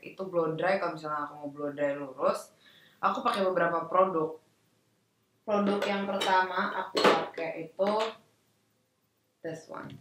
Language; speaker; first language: Indonesian; early bilingual, heritage; Indonesian